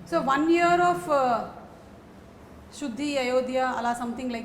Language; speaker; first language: Telugu; native; Telugu